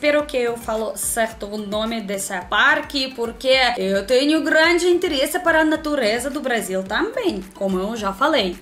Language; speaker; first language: Portuguese; non-native, learner; Russian